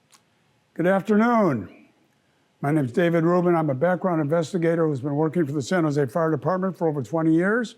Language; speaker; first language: English; native; English